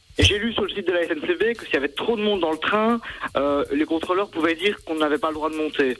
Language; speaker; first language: French; native; French